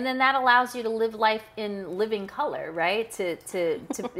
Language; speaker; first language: English; native; English